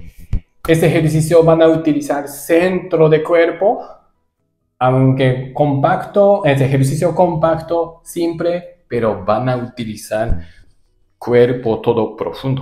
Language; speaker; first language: Spanish; non-native, learner; Japanese